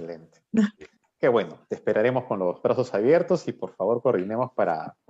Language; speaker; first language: Spanish; native; Spanish